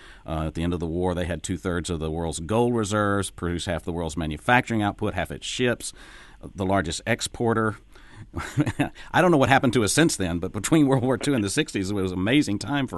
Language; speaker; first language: English; native; English